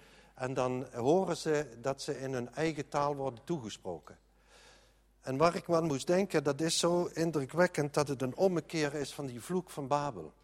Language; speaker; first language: Dutch; native; Dutch